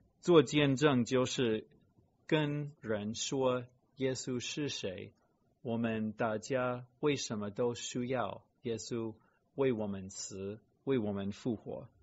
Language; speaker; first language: Chinese; non-native, fluent; English